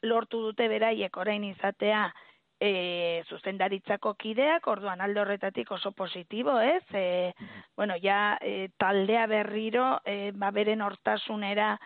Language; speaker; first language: Basque; native; Basque